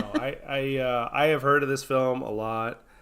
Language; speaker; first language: English; native; English